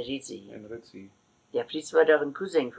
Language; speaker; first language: German; native; German